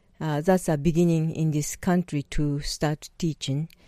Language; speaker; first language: English; non-native, learner; Japanese